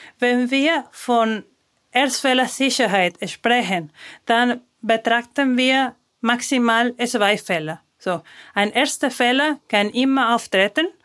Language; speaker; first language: German; non-native, fluent; Spanish